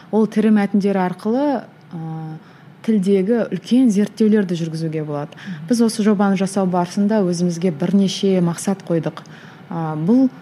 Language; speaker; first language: Kazakh; native; Kazakh